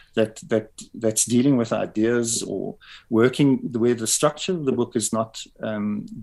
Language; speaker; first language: English; native; English